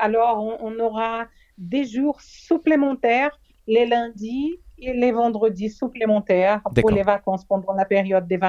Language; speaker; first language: French; non-native, fluent; Portuguese